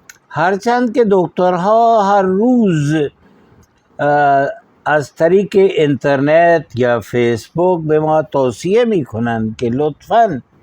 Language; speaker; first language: Persian; non-native, fluent; Urdu